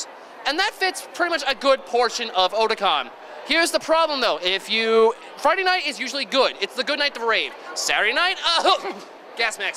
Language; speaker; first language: English; native; English